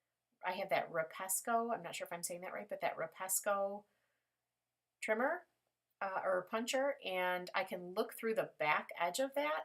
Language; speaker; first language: English; native; English